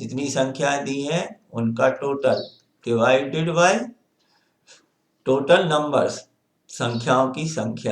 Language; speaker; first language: Hindi; native; Hindi